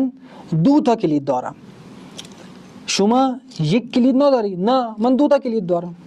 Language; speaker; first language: Persian; non-native, fluent; Urdu